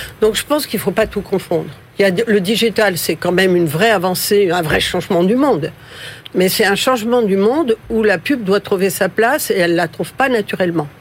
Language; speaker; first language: French; early bilingual, other home language; Spanish